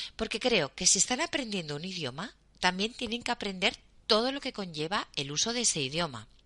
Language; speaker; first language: Spanish; native; Spanish